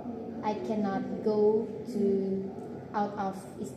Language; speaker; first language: English; non-native, learner; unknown